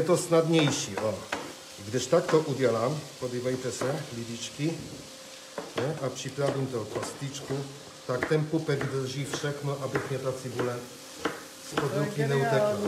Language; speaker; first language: Czech; non-native, fluent; Polish